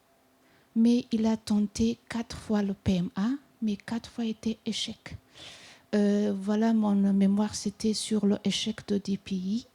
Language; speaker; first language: French; non-native, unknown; Persian